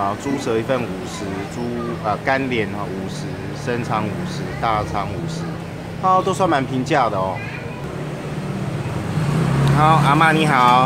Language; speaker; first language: Chinese; native; Chinese